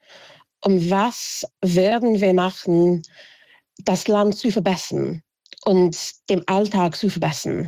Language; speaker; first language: German; non-native, fluent; English